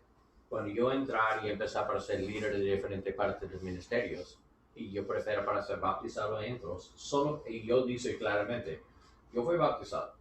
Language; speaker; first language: Spanish; non-native, learner; English